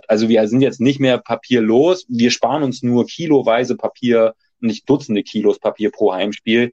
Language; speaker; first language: German; native; German